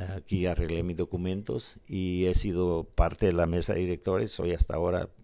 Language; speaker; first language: Spanish; native; Spanish